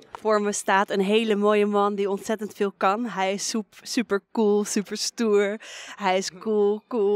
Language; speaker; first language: Dutch; native; Dutch